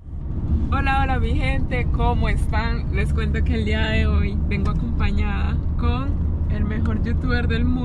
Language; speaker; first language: Spanish; native; Spanish